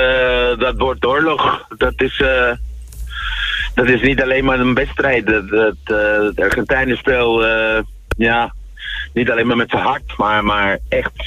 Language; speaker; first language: Dutch; non-native, fluent; Spanish